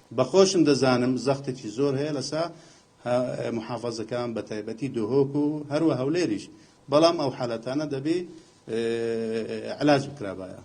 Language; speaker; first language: Central Kurdish; non-native, local second language; Assyrian Neo-Aramaic